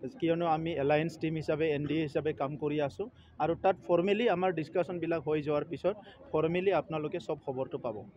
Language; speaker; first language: Assamese; non-native, local second language; Bodo